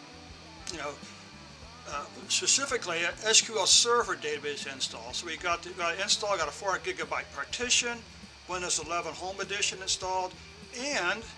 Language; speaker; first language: English; native; English